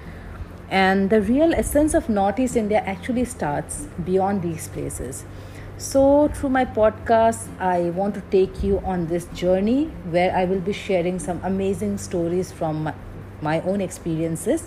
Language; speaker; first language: English; non-native, local second language; Assamese